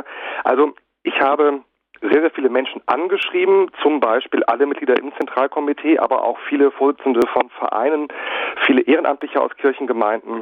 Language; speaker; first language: German; native; German